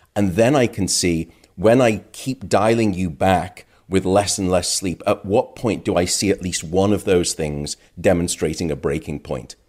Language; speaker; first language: English; native; English